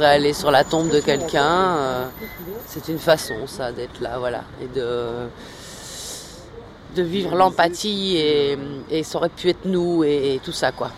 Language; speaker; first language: French; native; French